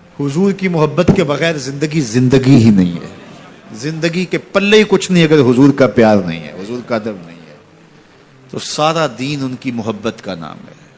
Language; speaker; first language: Urdu; non-native, local second language; Punjabi